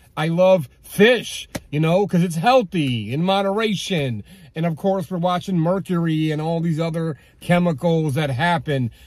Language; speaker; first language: English; native; English